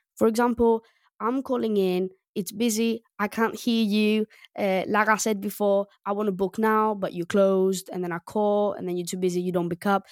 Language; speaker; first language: English; non-native, fluent; Greek